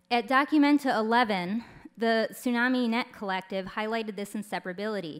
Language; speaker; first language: English; native; English